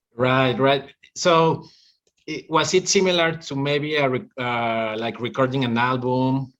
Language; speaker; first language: English; non-native, fluent; Spanish